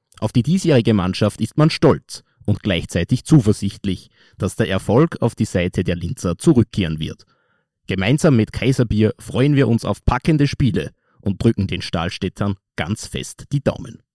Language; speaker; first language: German; native; German